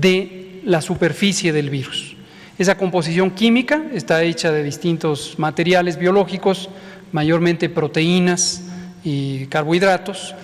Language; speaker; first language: Spanish; native; Spanish